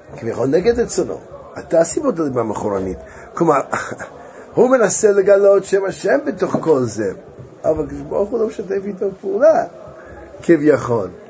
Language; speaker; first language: Hebrew; native; Hebrew